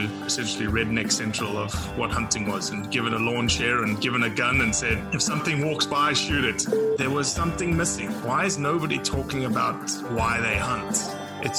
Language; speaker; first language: English; native; English